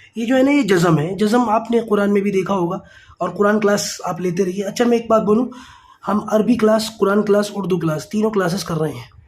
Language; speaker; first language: Urdu; native; Urdu